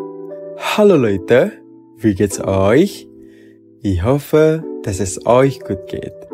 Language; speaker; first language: German; non-native, fluent; Indonesian